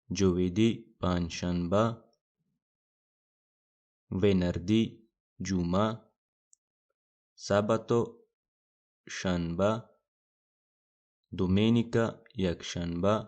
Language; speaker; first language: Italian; non-native, fluent; Pashto